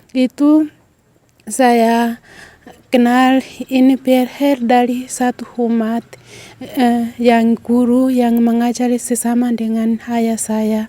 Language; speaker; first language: Indonesian; non-native, learner; Swahili